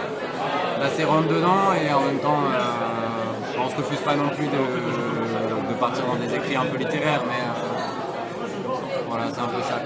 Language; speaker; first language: French; native; French